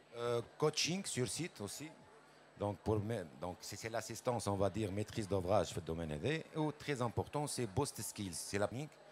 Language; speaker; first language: French; non-native, local second language; Arabic